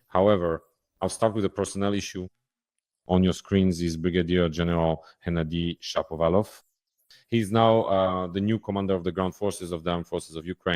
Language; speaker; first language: English; non-native, fluent; Ukrainian